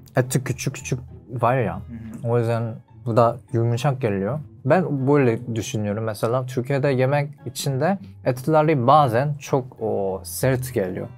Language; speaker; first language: Turkish; non-native, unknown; Korean